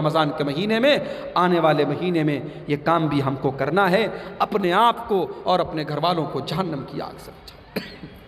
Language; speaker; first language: Urdu; native; Urdu